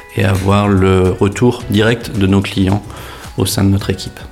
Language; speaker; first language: French; native; French